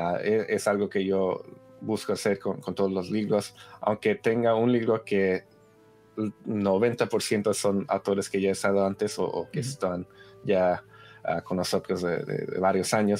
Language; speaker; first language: Spanish; early bilingual, heritage; Spanish